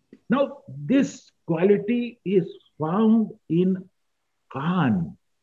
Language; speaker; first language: English; non-native, local second language; Urdu